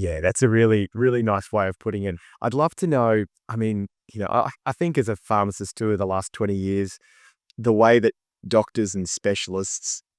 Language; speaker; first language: English; native; English